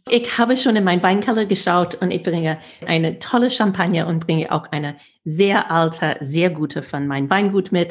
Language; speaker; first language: German; non-native, fluent; English